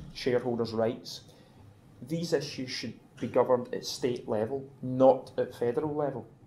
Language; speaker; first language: English; native; English